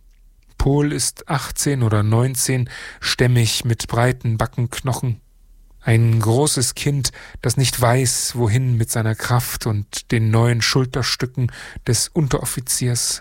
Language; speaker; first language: German; native; German